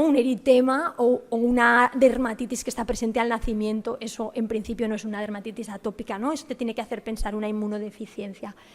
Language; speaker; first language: Spanish; native; Spanish